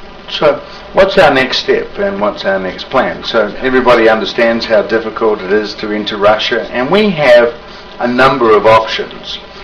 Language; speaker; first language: English; native; English